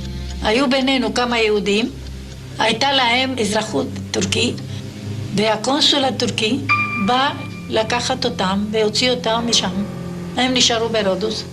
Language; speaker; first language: Hebrew; non-native, fluent; Ladino